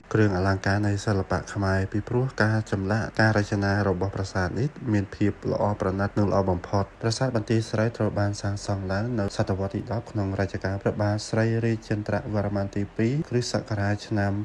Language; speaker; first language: Khmer; native; Khmer